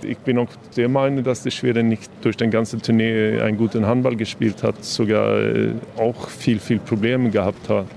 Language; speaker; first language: German; non-native, fluent; Swedish